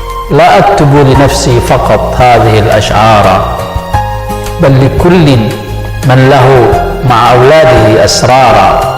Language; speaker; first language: Arabic; native; Arabic